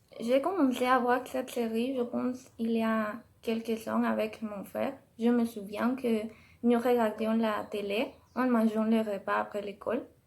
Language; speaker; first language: French; non-native, learner; Spanish